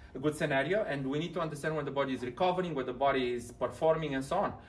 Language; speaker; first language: English; non-native, fluent; Romanian